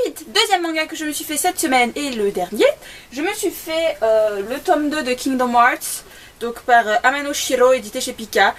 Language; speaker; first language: French; native; French